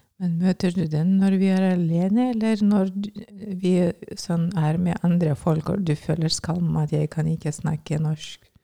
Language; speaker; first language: Norwegian; non-native, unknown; Lithuanian